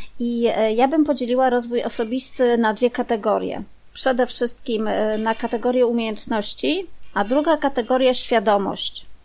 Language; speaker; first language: Polish; native; Polish